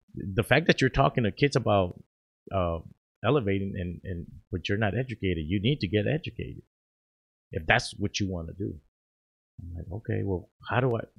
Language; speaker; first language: English; early bilingual, other home language; Spanish